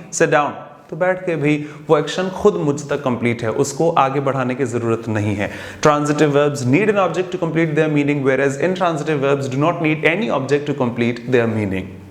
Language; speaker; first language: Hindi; native; Hindi